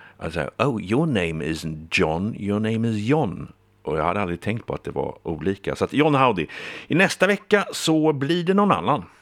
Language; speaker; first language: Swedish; early bilingual, heritage; Swedish